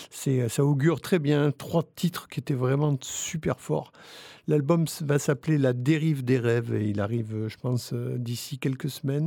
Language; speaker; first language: French; native; French